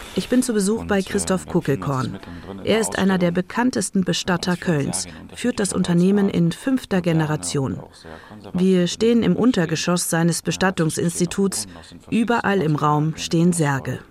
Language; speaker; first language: German; native; German